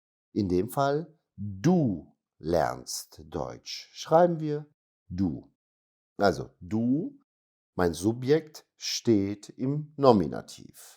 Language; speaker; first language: German; non-native, fluent; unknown